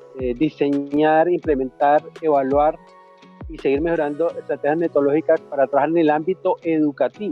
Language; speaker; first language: Spanish; native; Spanish